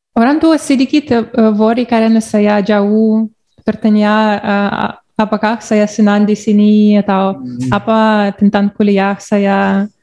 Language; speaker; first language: Indonesian; non-native, learner; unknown